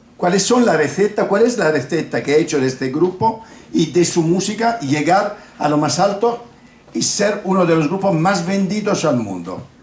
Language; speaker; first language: Spanish; non-native, fluent; Italian